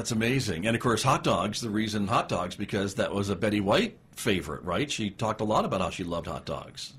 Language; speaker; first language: English; native; English